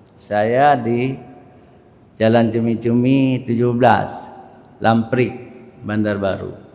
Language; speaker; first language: Malay; non-native, local second language; Achinese